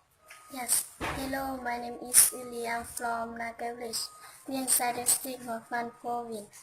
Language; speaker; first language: English; non-native, learner; Hmong